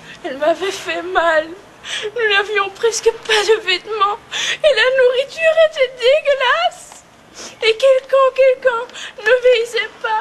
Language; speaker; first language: French; non-native, learner; Dutch